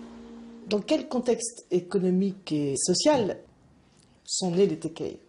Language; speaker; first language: French; native; French